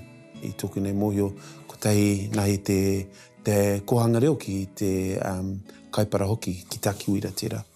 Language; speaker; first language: Māori; non-native, local second language; English